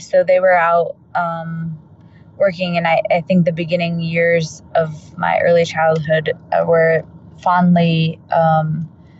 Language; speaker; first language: English; native; English